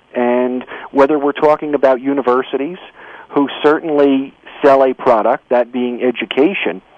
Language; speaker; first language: English; native; English